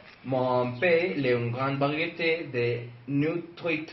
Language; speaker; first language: French; non-native, learner; Spanish